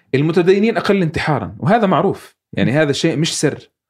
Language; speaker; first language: Arabic; native; Arabic